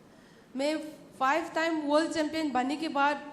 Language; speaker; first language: Hindi; non-native, local second language; Manipuri